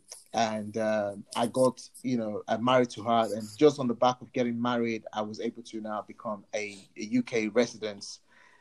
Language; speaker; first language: English; non-native, local second language; Yoruba